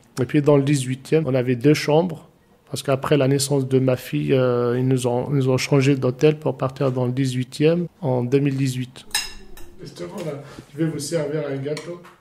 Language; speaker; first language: French; non-native, local second language; Arabic